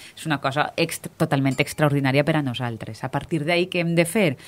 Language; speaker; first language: Catalan; native; Catalan